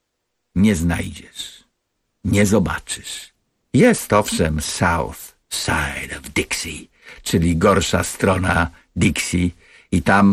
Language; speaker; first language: Polish; native; Polish